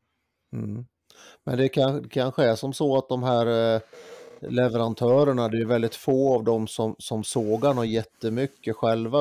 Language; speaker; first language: Swedish; native; Swedish